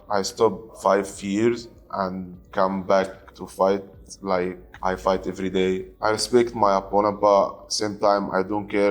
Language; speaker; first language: English; non-native, learner; Arabic